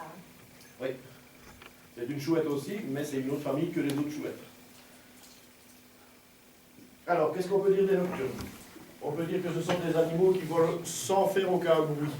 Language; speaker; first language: French; native; French